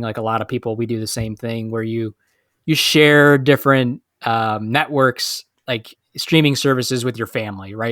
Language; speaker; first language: English; native; English